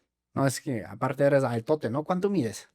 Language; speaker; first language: Spanish; non-native, fluent; German